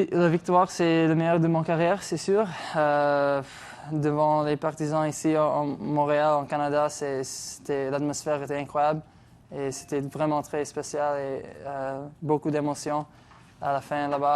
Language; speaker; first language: French; non-native, local second language; English